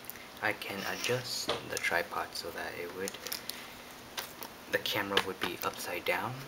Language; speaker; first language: English; native; English